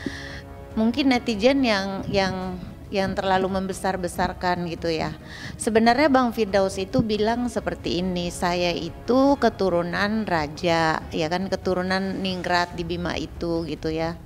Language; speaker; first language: Indonesian; native; Indonesian